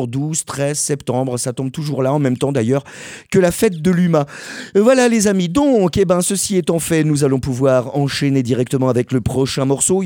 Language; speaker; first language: French; native; French